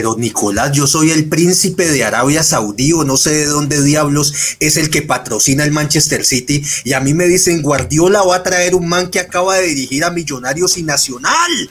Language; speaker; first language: Spanish; native; Spanish